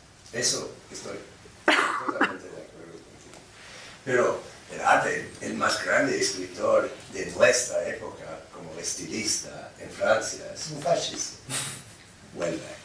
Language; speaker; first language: Spanish; non-native, fluent; English